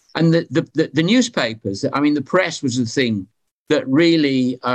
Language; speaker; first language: English; native; English